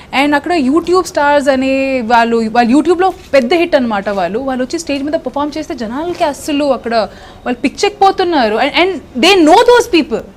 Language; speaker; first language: Telugu; non-native, local second language; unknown